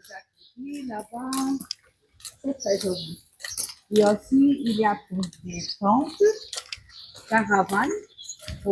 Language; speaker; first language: French; non-native, fluent; Portuguese